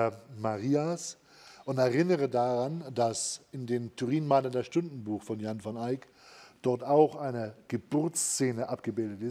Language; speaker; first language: German; native; German